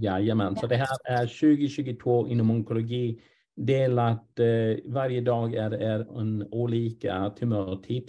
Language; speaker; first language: Swedish; non-native, fluent; English